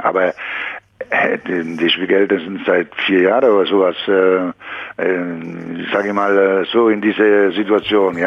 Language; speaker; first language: German; non-native, fluent; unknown